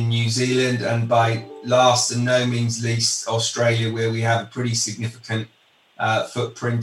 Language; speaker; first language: English; native; English